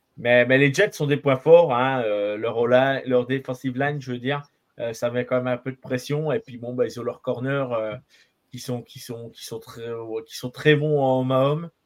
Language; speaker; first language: French; native; French